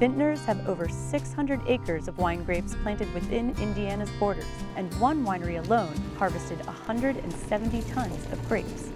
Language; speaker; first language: English; native; English